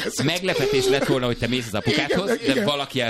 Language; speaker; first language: Hungarian; native; Hungarian